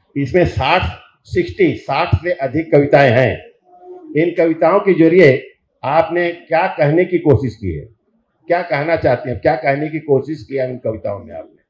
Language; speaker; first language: Hindi; native; Hindi